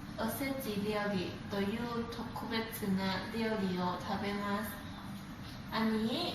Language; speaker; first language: Japanese; non-native, fluent; Thai